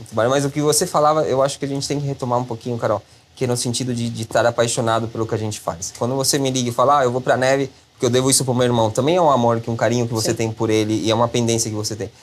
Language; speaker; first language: Portuguese; non-native, fluent; Spanish